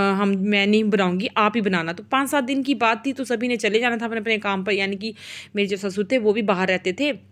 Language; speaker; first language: Hindi; non-native, local second language; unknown